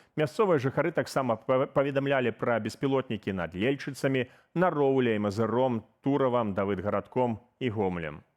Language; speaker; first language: Belarusian; native; Belarusian